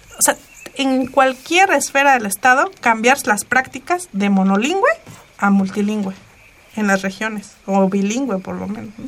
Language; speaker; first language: Spanish; non-native, local second language; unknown